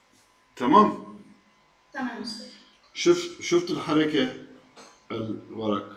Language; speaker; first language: Arabic; non-native, fluent; Turkish